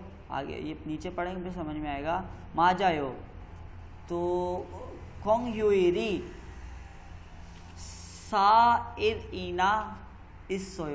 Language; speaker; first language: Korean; non-native, learner; Urdu